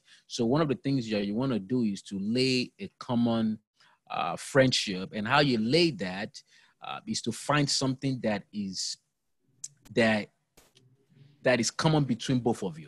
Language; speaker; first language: English; non-native, local second language; Yoruba